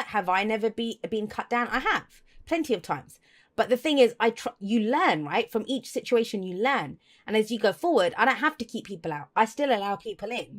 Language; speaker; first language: English; native; English